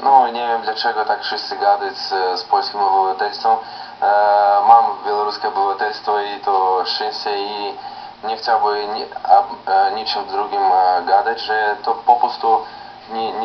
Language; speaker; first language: Polish; non-native, learner; Russian